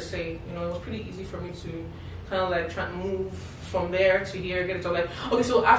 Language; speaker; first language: English; non-native, local second language; Igbo